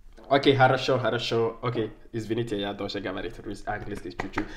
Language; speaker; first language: Russian; non-native, learner; English